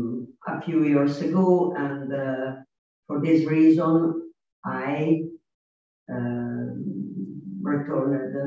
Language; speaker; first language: English; non-native, learner; Italian